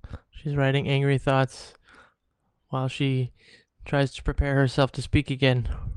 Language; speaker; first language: English; native; English